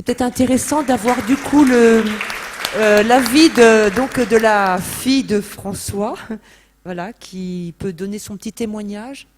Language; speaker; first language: French; native; French